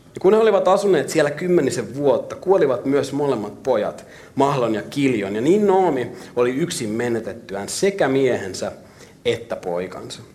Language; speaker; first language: Finnish; native; Finnish